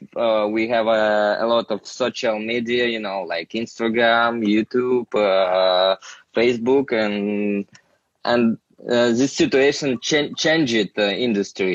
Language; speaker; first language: English; non-native, learner; Russian